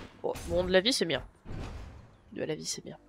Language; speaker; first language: French; native; French